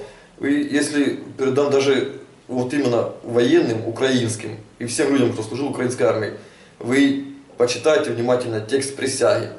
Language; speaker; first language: Russian; non-native, local second language; Ukrainian